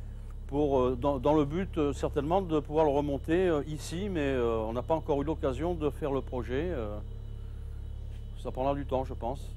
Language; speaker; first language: French; native; French